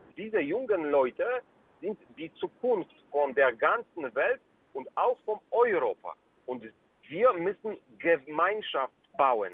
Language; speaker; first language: German; non-native, fluent; Polish